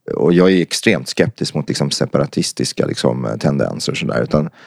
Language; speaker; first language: Swedish; early bilingual, other home language; Persian